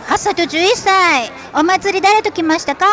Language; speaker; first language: Japanese; native; Japanese